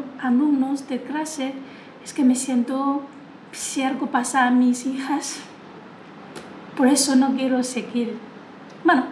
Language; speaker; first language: Spanish; non-native, learner; Chinese